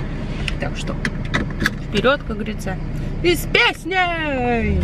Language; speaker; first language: Russian; native; Russian